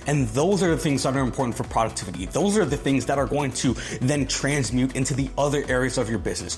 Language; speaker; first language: English; native; English